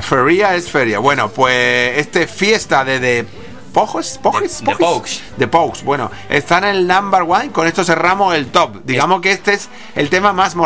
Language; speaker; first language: Spanish; native; Spanish